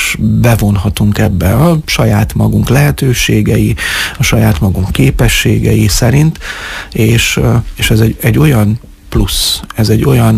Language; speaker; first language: Hungarian; native; Hungarian